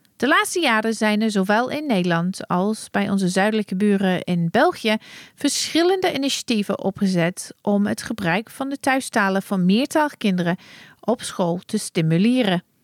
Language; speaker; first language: Dutch; non-native, fluent; English